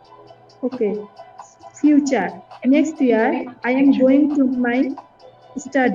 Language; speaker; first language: English; non-native, learner; Bangla